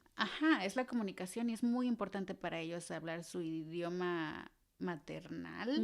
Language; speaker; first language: Spanish; native; Spanish